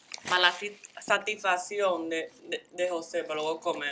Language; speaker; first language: Spanish; early bilingual, heritage; Spanish